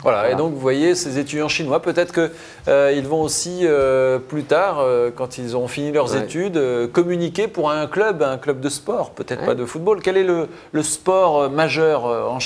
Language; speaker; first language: French; native; French